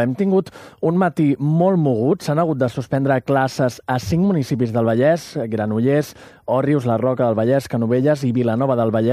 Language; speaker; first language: Catalan; native; Catalan